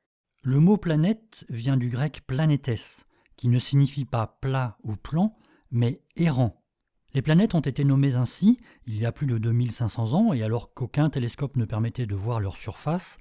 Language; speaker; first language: French; native; French